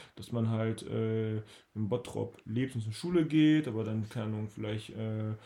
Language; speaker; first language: German; native; German